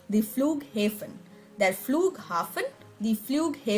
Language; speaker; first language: German; non-native, learner; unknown